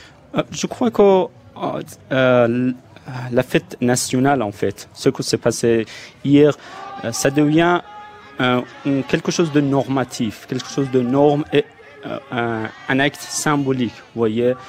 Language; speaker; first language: French; non-native, fluent; Persian